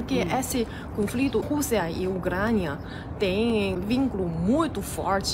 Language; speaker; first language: Portuguese; non-native, fluent; Chinese